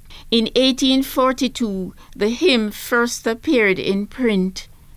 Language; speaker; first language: English; native; English